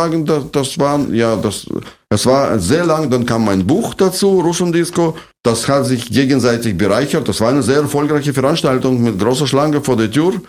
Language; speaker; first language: German; non-native, fluent; Russian